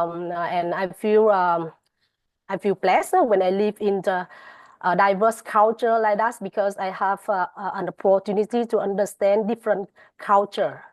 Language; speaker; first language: English; non-native, fluent; Vietnamese